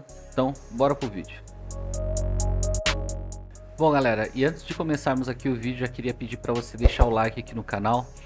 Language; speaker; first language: Portuguese; native; Portuguese